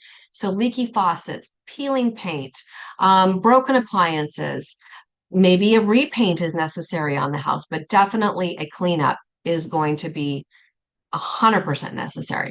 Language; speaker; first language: English; native; English